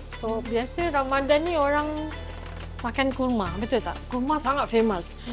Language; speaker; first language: Malay; native; Malay